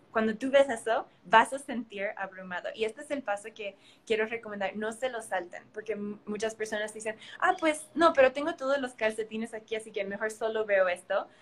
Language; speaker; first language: Spanish; early bilingual, heritage; Spanish